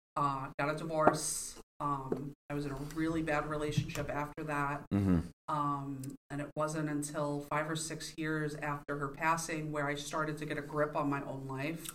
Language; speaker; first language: English; native; English